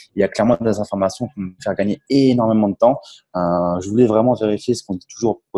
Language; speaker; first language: French; native; French